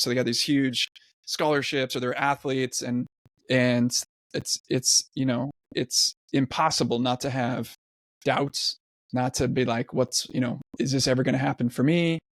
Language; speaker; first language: English; native; English